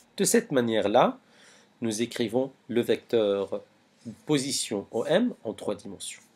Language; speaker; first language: French; non-native, local second language; Arabic